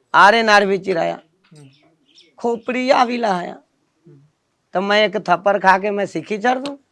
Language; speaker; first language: Punjabi; non-native, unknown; Nepali